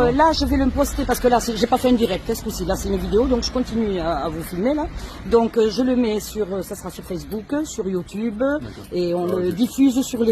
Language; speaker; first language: French; native; French